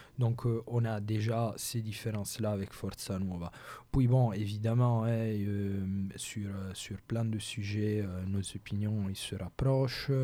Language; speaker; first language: French; non-native, local second language; Italian